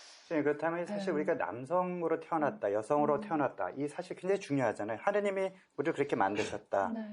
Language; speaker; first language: Korean; native; Korean